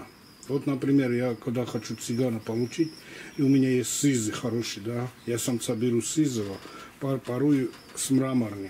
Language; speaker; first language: Russian; non-native, local second language; Georgian